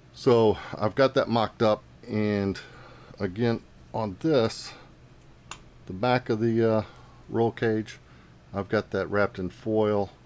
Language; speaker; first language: English; native; English